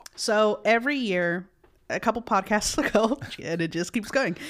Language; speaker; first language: English; early bilingual, other home language; Spanish